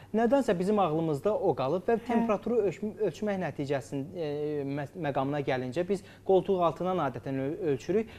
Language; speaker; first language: Azerbaijani; native; Azerbaijani